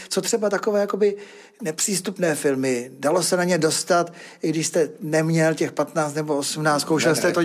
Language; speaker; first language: Czech; native; Czech